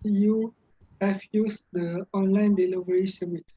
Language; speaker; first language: English; non-native, local second language; Malay